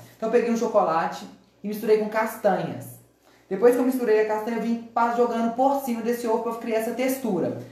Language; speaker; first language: Portuguese; native; Portuguese